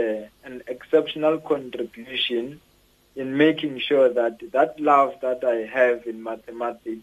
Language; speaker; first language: English; non-native, local second language; Xhosa